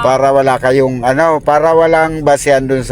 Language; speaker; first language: Filipino; native; Filipino